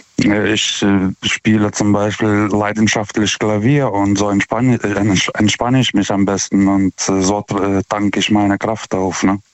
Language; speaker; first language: German; non-native, fluent; Lithuanian